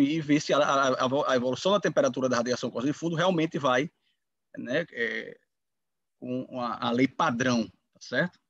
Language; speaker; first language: Portuguese; native; Portuguese